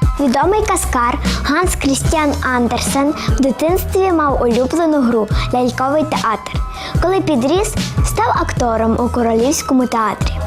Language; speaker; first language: Ukrainian; native; Ukrainian